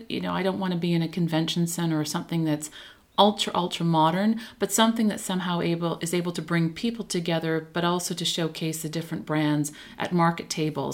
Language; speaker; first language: English; native; English